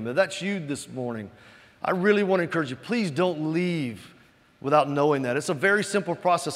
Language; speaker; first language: English; native; English